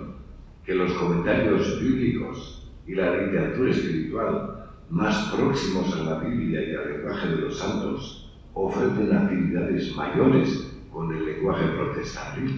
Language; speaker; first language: Spanish; native; Spanish